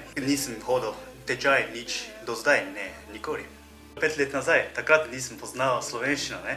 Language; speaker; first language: Slovenian; non-native, learner; Japanese